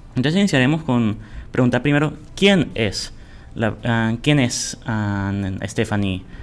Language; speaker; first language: Spanish; native; Spanish